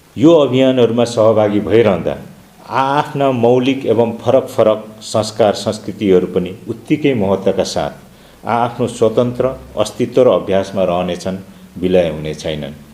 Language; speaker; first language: Nepali; non-native, local second language; Limburgish